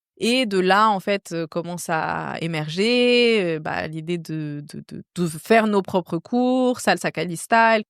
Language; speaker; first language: French; native; French